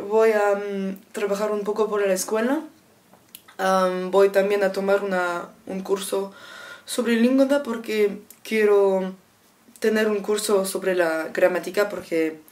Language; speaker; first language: Spanish; non-native, learner; French